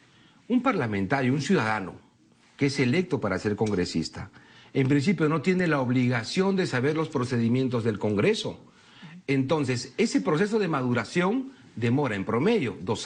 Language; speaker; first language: Spanish; native; Spanish